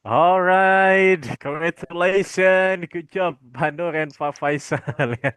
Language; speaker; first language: English; non-native, fluent; Indonesian